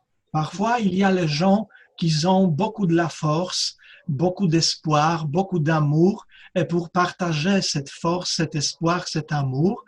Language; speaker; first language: French; non-native, fluent; Polish